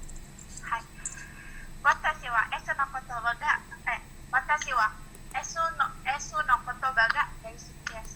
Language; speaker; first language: Japanese; non-native, learner; Indonesian